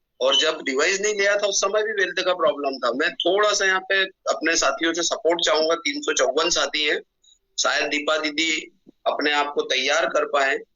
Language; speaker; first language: Hindi; native; Hindi